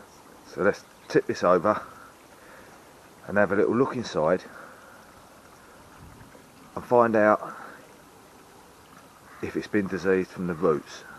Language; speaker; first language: English; native; English